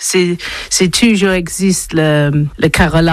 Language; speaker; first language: French; non-native, learner; English